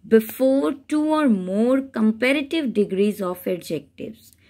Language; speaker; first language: Hindi; native; Hindi